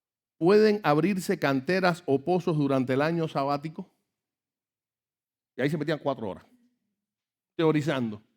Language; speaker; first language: Spanish; native; Spanish